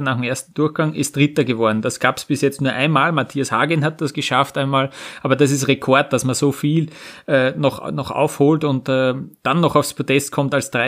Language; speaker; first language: German; native; German